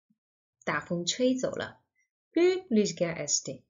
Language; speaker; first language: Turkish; non-native, learner; Chinese